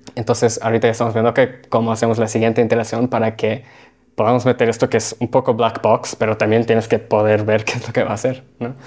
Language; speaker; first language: Spanish; early bilingual, heritage; Spanish